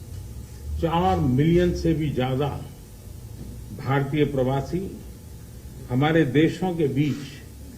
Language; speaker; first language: Hindi; native; Hindi